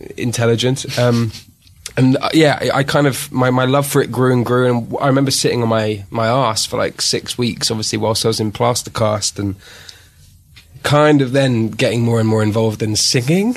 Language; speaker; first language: English; native; English